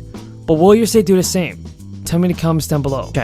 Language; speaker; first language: English; native; English